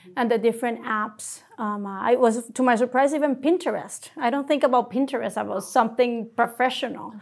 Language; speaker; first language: English; non-native, fluent; Spanish